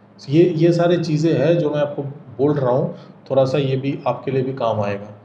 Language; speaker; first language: Hindi; non-native, local second language; Bangla